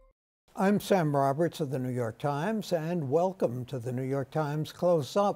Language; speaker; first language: English; native; English